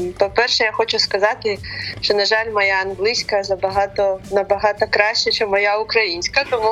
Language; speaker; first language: Ukrainian; non-native, local second language; Russian